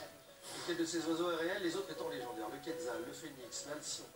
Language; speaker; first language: French; native; French